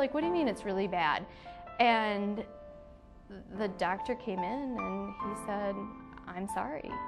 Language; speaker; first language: English; native; English